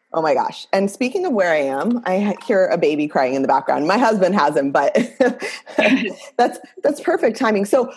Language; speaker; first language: English; non-native, fluent; Portuguese